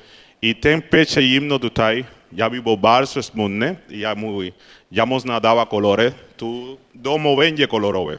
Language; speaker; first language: Polish; non-native, learner; Spanish